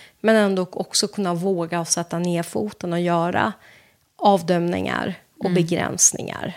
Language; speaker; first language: Swedish; non-native, fluent; Persian